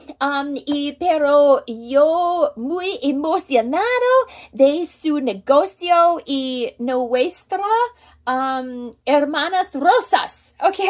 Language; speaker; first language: Spanish; non-native, learner; English